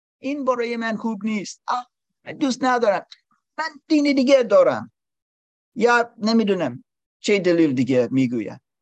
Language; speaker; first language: Persian; non-native, learner; English